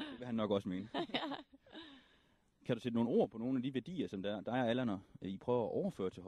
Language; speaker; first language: Danish; native; Danish